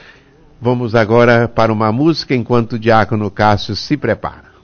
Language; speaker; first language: Portuguese; native; Portuguese